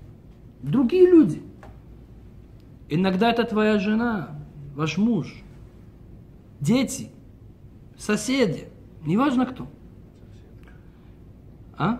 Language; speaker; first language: Russian; early bilingual, heritage; Russian